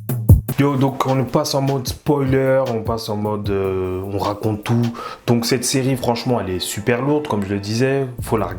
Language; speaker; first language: French; native; French